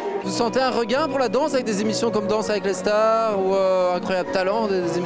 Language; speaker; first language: French; native; French